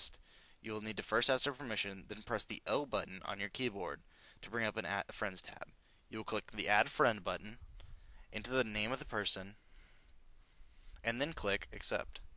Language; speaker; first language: English; native; English